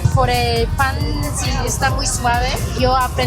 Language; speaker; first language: Spanish; non-native, learner; Chinese